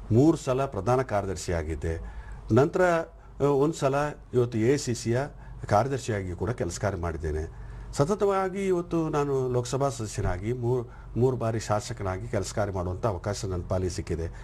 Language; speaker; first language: Kannada; native; Kannada